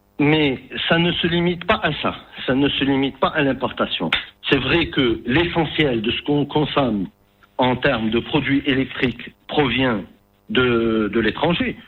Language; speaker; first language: French; non-native, local second language; Arabic